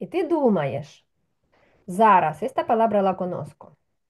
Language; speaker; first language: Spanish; non-native, fluent; Ukrainian